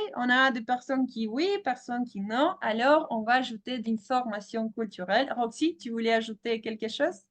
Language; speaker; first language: French; non-native, fluent; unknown